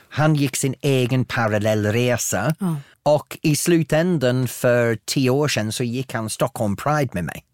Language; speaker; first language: Swedish; non-native, fluent; English